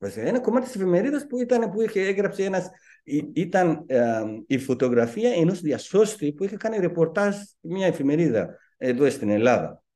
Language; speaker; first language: Greek; non-native, fluent; Persian